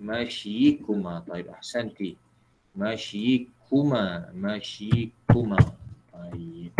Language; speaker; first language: Arabic; non-native, fluent; Malay